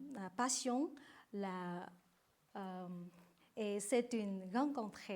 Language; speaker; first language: French; non-native, learner; Vietnamese